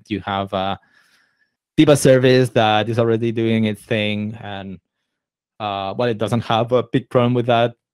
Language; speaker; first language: English; non-native, fluent; Catalan